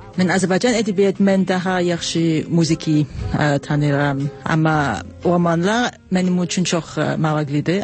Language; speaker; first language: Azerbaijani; non-native, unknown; English